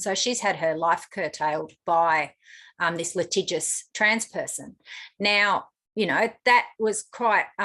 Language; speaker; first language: English; native; English